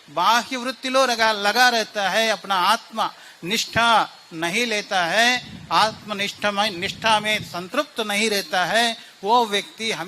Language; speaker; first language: Hindi; non-native, local second language; Telugu